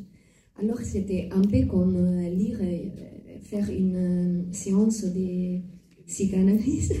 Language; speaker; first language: French; non-native, fluent; Italian